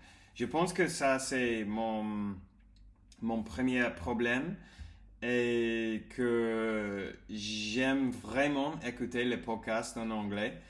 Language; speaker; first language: French; non-native, learner; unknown